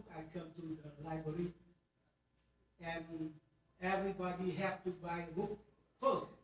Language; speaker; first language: English; non-native, learner; Vietnamese